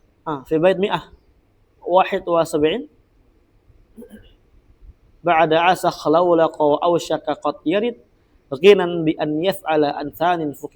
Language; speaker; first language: Arabic; non-native, fluent; Indonesian